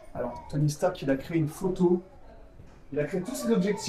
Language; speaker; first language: French; native; French